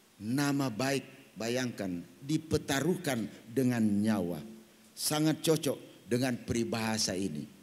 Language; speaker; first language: Indonesian; native; Indonesian